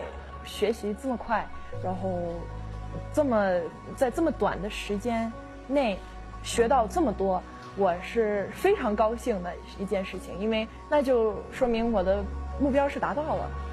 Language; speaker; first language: Chinese; early bilingual, heritage; Chinese